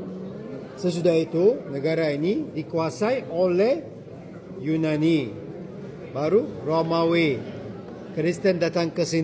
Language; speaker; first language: Indonesian; non-native, fluent; Arabic